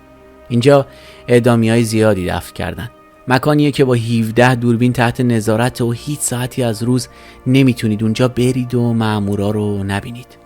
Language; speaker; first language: Persian; native; Persian